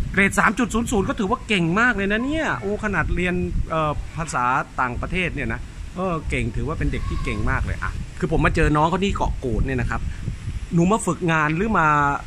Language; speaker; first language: Thai; native; Thai